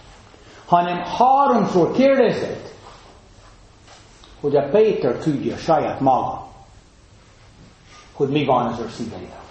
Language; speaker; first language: Hungarian; non-native, fluent; English